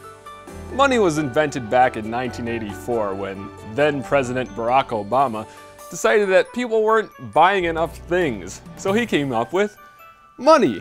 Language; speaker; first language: English; native; English